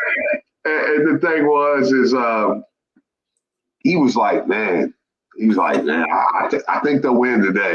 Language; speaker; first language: English; native; English